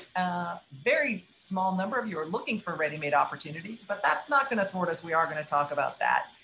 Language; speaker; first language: English; native; English